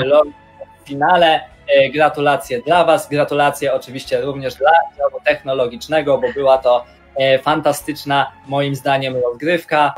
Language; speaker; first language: Polish; native; Polish